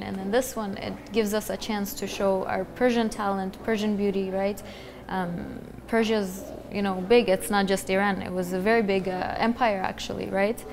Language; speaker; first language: English; early bilingual, other home language; Central Kurdish